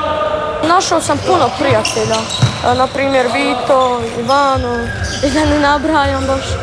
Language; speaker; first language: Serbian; early bilingual, heritage; English